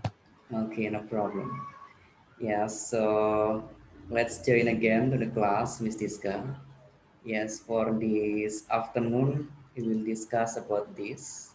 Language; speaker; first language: English; non-native, learner; Indonesian